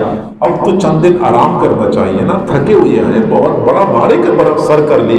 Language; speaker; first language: Urdu; native; Urdu